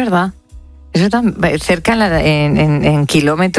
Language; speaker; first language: Spanish; native; Spanish